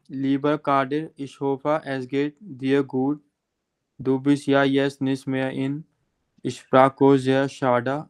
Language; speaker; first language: German; non-native, fluent; Hindi